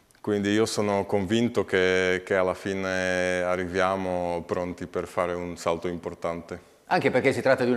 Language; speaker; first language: Italian; non-native, learner; Slovak